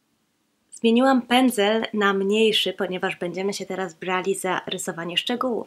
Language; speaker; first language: Polish; native; Polish